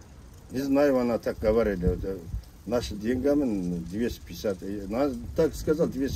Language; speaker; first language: Russian; non-native, local second language; Kazakh